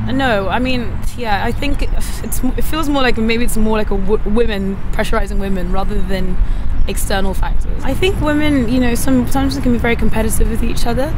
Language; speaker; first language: English; native; English